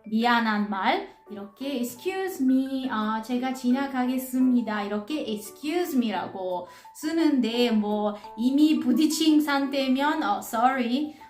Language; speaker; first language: Korean; non-native, learner; Italian